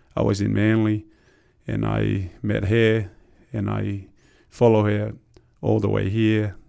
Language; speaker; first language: English; non-native, fluent; Tongan